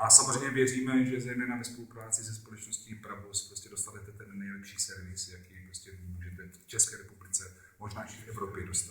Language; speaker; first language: Czech; native; Czech